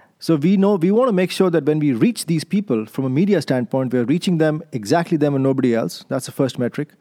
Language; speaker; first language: English; non-native, local second language; Hindi